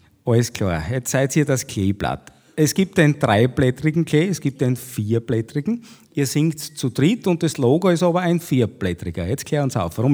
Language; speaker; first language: German; native; German